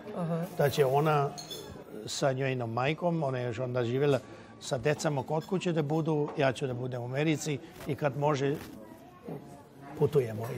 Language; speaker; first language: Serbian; non-native, local second language; Hungarian